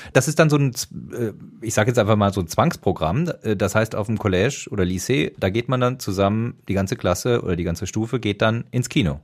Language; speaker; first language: German; native; German